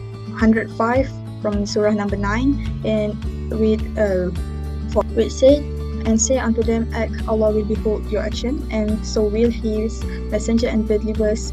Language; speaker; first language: English; non-native, local second language; Malay